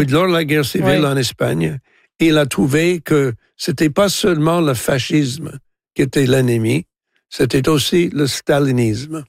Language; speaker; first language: French; non-native, local second language; English